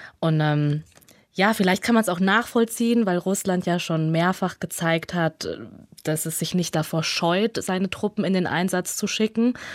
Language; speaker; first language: German; early bilingual, other home language; Russian